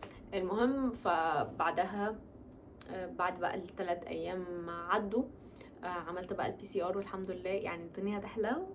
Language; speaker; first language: Arabic; native; Arabic